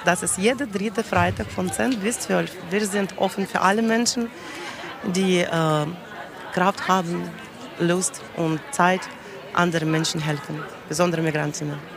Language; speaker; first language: German; non-native, learner; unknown